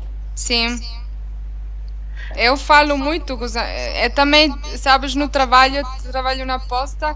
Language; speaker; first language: Portuguese; non-native, learner; Italian